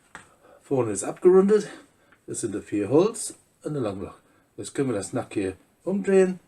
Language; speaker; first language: German; non-native, fluent; English